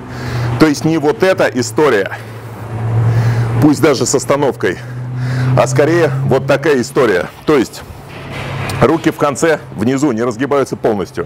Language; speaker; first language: Russian; native; Russian